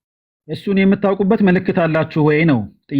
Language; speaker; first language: Amharic; native; Amharic